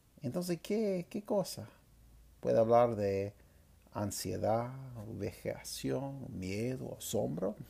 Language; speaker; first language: Spanish; non-native, fluent; English